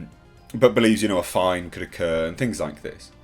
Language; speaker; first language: English; native; English